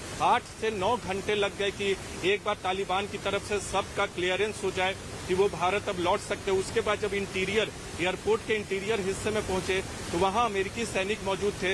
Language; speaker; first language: Hindi; native; Hindi